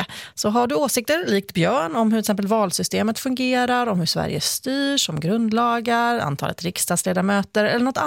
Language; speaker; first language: Swedish; native; Swedish